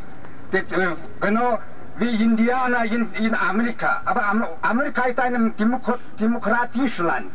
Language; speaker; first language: German; non-native, learner; Mongolian